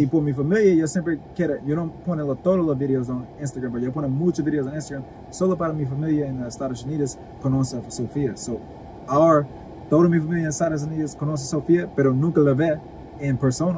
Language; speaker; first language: Spanish; non-native, learner; English